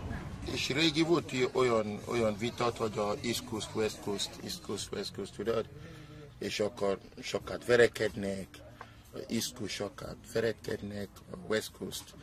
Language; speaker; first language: Hungarian; non-native, learner; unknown